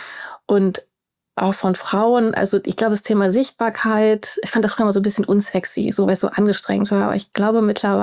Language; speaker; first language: German; native; German